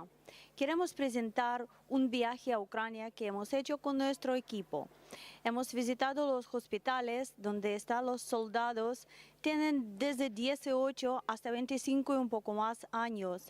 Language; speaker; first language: Spanish; non-native, learner; Russian